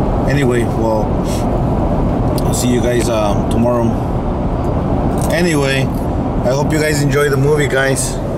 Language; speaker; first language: English; early bilingual, other home language; Spanish